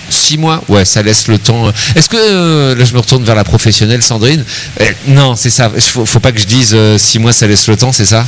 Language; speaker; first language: French; native; French